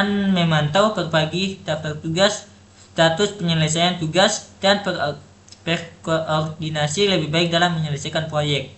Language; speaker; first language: Indonesian; native; Indonesian